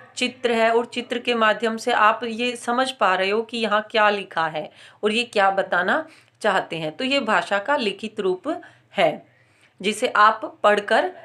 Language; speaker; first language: Hindi; native; Hindi